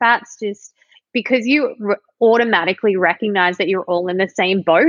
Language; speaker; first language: English; native; English